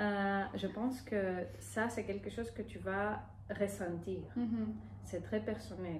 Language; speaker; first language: French; non-native, fluent; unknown